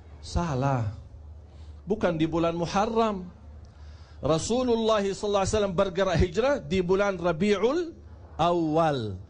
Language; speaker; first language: Indonesian; non-native, fluent; Arabic